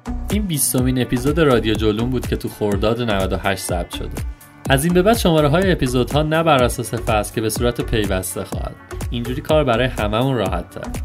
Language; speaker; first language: Persian; native; Persian